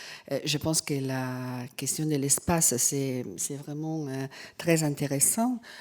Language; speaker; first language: French; non-native, fluent; Italian